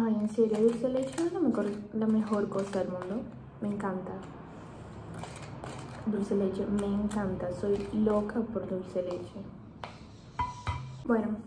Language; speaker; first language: Spanish; non-native, fluent; Portuguese